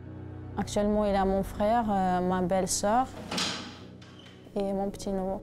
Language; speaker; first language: French; non-native, fluent; Russian